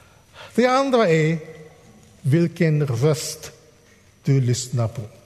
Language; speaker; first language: Swedish; non-native, fluent; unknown